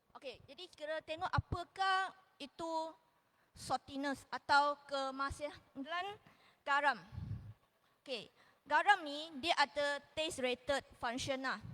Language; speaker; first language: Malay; non-native, local second language; Chinese